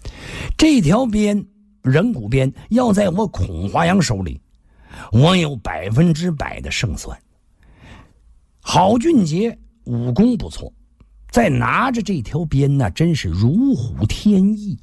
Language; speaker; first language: Chinese; native; Chinese